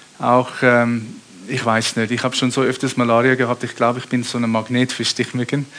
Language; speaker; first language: German; early bilingual, heritage; German